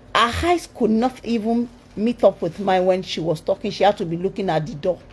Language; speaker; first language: English; non-native, local second language; Yoruba